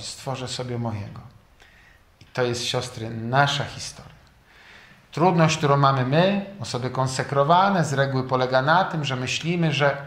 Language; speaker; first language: Polish; native; Polish